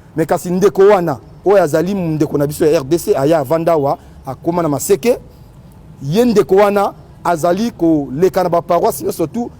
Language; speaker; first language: Lingala; native; Lingala